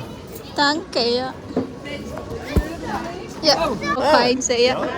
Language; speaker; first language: German; non-native, learner; Tamil